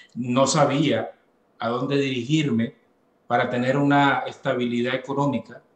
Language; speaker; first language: Spanish; native; Spanish